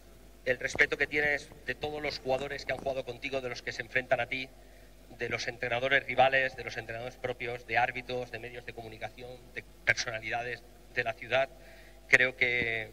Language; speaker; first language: Spanish; native; Spanish